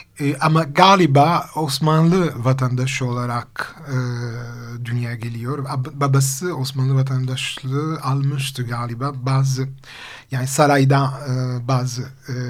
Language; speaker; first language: Turkish; non-native, fluent; Italian